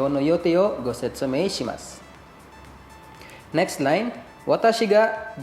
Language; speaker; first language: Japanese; non-native, fluent; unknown